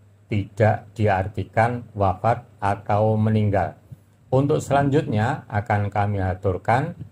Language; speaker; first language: Indonesian; native; Indonesian